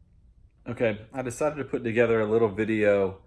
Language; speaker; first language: English; native; English